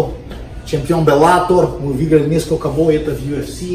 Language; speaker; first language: Russian; non-native, learner; Portuguese